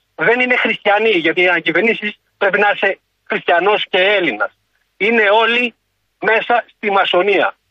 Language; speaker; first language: Greek; native; Greek